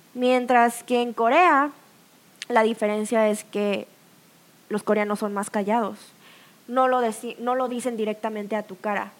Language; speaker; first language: Spanish; non-native, fluent; Korean